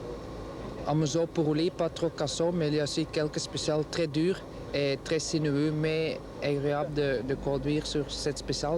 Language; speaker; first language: French; non-native, local second language; Dutch